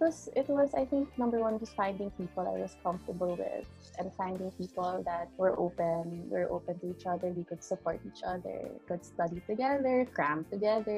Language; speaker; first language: English; non-native, local second language; Cebuano